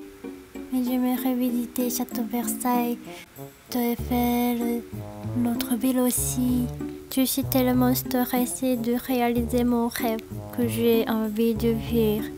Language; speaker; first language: French; non-native, learner; Japanese